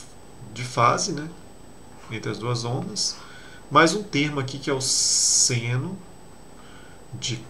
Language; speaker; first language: Portuguese; native; Portuguese